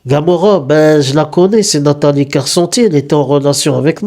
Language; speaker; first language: French; native; French